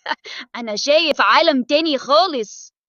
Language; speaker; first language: Arabic; native; Arabic